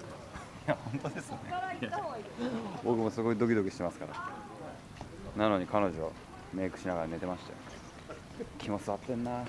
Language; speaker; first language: Japanese; native; Japanese